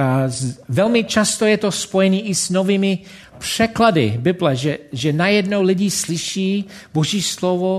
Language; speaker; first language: Czech; non-native, fluent; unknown